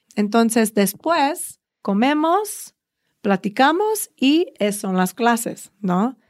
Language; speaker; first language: Spanish; early bilingual, heritage; Spanish